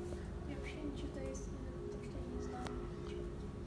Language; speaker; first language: Russian; early bilingual, heritage; Russian